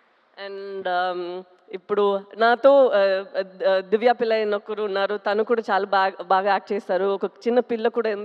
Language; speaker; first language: Telugu; non-native, local second language; Tamil